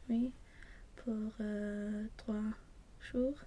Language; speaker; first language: French; non-native, learner; Swedish